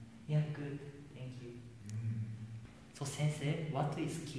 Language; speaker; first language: English; non-native, learner; Japanese